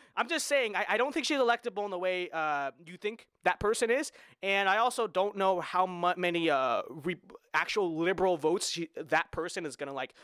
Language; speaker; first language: English; native; English